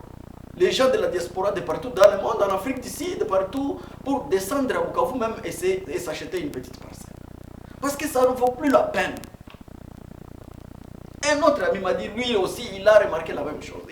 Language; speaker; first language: French; non-native, local second language; Swahili